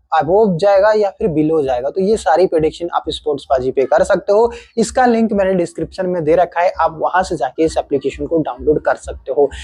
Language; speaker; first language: Hindi; native; Hindi